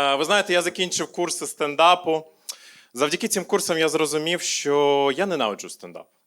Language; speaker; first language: Ukrainian; non-native, local second language; Russian